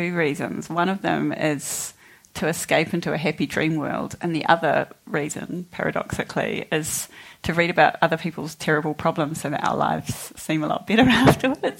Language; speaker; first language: English; native; English